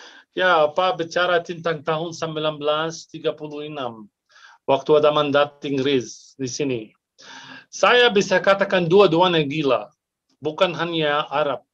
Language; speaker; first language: Indonesian; non-native, fluent; Arabic